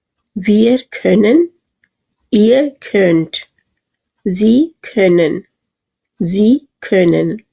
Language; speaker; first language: German; non-native, fluent; Urdu